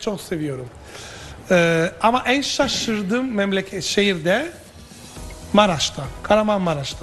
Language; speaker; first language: Turkish; non-native, fluent; Italian